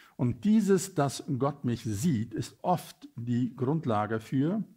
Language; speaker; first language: German; non-native, fluent; Afrikaans